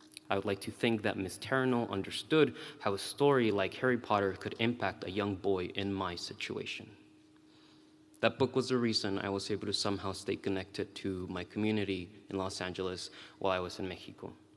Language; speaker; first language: English; early bilingual, other home language; Spanish